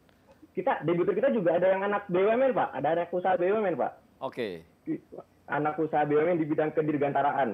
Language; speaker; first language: Indonesian; native; Indonesian